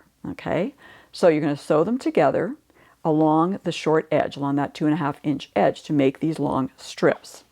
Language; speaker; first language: English; native; English